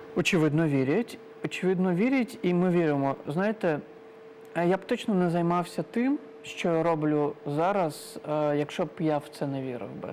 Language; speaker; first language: Ukrainian; non-native, local second language; Crimean Tatar